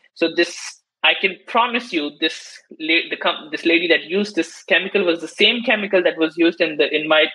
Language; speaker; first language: English; non-native, local second language; Hindi